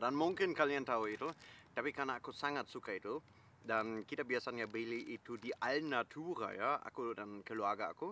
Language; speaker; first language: Indonesian; non-native, fluent; German